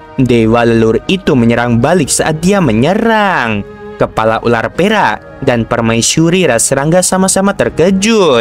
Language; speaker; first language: Indonesian; native; Indonesian